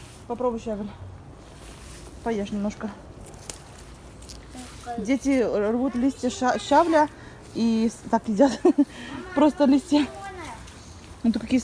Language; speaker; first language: Russian; native; Russian